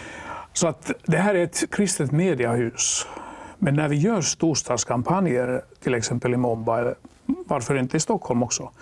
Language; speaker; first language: Swedish; non-native, local second language; Finnish